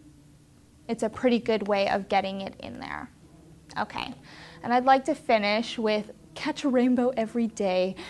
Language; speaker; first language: English; native; English